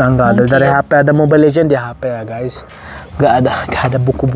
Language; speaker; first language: Indonesian; non-native, fluent; Arabic